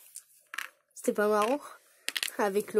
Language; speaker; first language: French; native; French